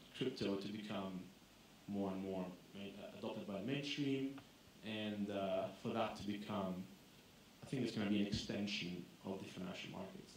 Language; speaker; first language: English; non-native, fluent; Greek